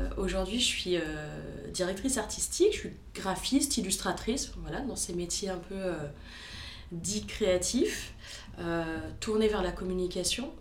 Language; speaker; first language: French; early bilingual, other home language; Romanian